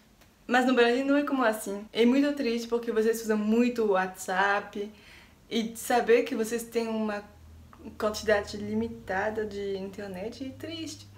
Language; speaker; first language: Portuguese; non-native, learner; French